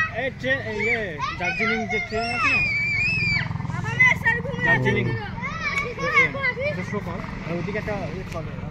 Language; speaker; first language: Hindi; non-native, local second language; Bangla